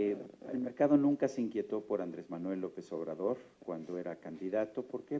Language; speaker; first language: Spanish; native; Spanish